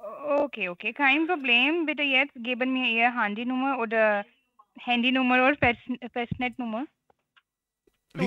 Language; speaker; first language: German; non-native, learner; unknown